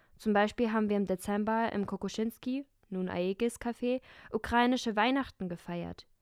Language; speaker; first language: German; early bilingual, other home language; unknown